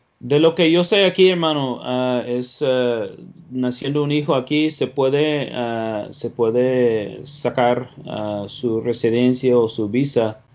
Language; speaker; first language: Spanish; non-native, fluent; English